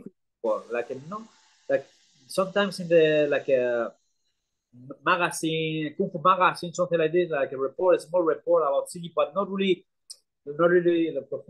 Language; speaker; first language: English; non-native, learner; Spanish